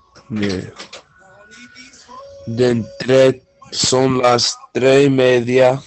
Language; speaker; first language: Spanish; non-native, learner; English